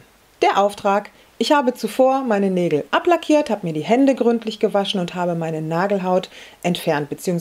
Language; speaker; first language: German; native; German